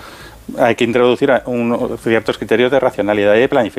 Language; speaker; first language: Spanish; native; Spanish